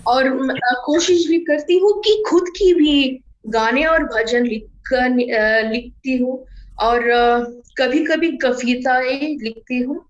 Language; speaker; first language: Hindi; non-native, fluent; English